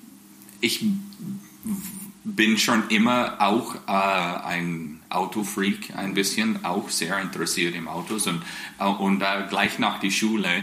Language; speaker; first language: German; non-native, fluent; English